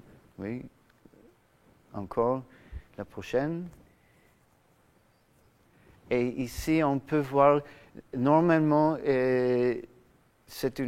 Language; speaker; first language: French; non-native, fluent; English